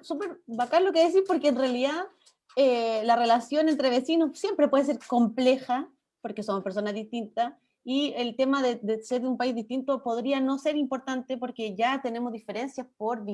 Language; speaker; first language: Spanish; native; Spanish